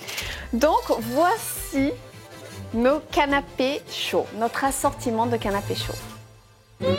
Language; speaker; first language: French; native; French